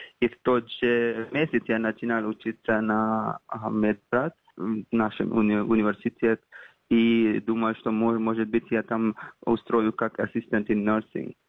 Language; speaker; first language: Russian; non-native, fluent; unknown